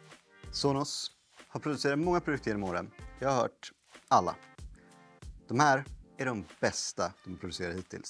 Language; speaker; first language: Swedish; native; Swedish